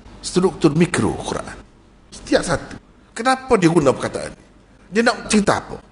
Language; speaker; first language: Malay; native; Malay